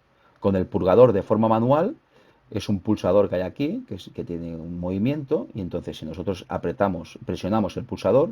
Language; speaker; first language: Spanish; native; Spanish